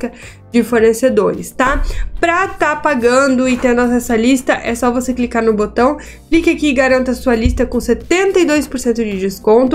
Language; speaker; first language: Portuguese; native; Portuguese